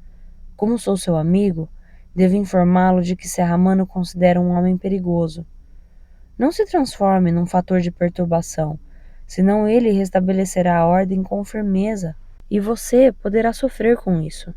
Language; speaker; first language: Portuguese; native; Portuguese